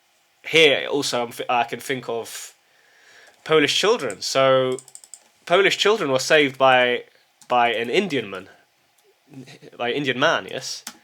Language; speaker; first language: English; early bilingual, heritage; English